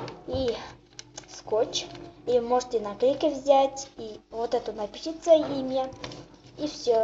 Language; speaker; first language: Russian; non-native, local second language; Kazakh